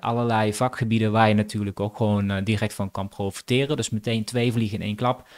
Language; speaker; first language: Dutch; native; Dutch